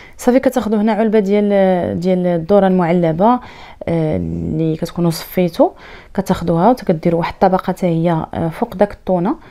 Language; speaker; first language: Arabic; native; Arabic